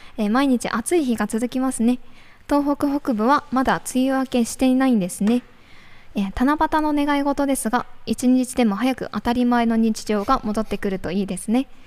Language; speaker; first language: Japanese; native; Japanese